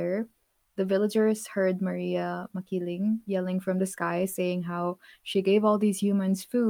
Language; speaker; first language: English; non-native, local second language; Filipino